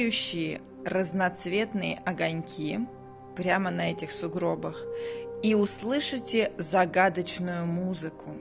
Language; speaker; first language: Russian; native; Russian